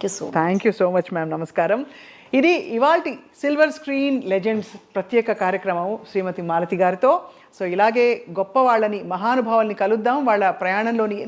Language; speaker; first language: Telugu; native; Telugu